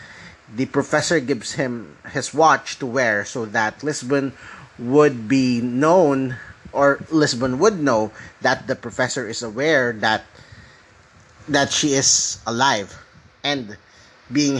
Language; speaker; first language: English; non-native, local second language; Filipino